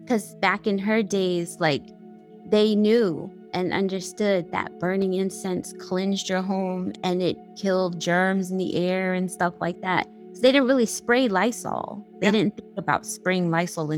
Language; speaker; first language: English; native; English